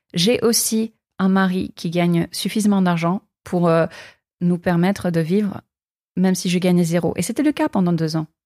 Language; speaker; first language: French; non-native, fluent; English